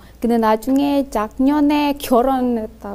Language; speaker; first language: Korean; non-native, learner; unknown